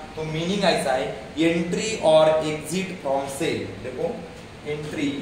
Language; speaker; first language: Hindi; non-native, local second language; Marathi